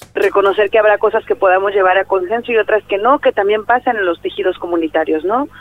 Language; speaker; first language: Spanish; native; Spanish